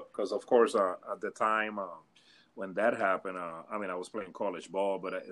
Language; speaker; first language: English; early bilingual, other home language; Spanish